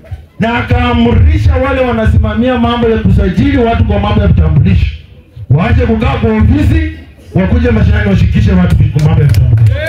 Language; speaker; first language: Swahili; non-native, local second language; Luyia